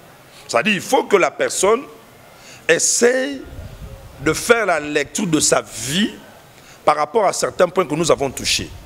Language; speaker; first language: French; non-native, local second language; Lingala